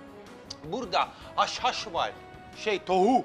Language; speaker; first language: Turkish; non-native, fluent; Italian